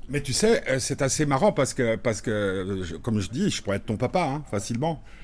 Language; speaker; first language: French; native; French